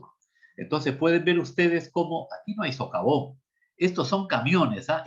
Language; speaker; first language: Spanish; native; Spanish